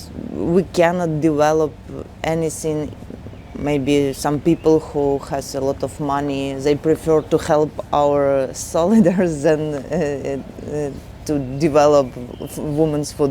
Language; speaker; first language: English; non-native, learner; Ukrainian